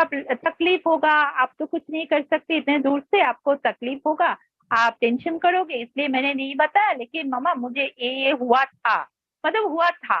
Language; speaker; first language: Hindi; non-native, local second language; Bangla